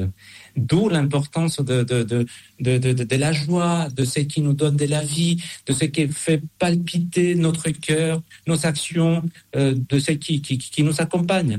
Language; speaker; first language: French; non-native, fluent; Spanish